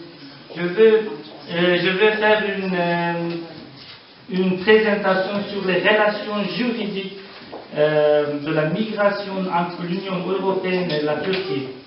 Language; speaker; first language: French; non-native, learner; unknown